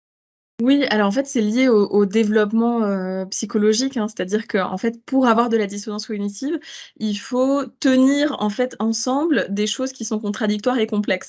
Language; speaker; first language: French; native; French